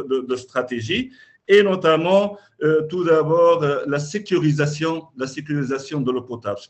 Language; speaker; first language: French; non-native, local second language; Arabic